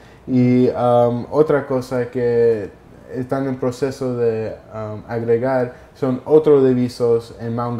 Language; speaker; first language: Spanish; early bilingual, heritage; Spanish